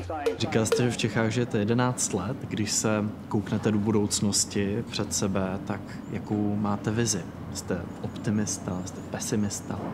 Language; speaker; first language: Czech; native; Czech